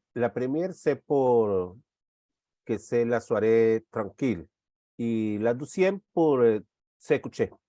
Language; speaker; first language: French; non-native, learner; Spanish